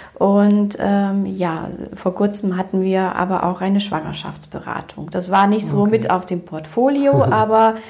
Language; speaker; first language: German; early bilingual, other home language; Romanian